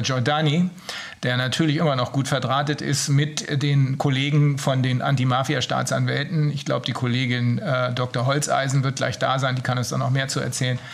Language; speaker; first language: German; native; German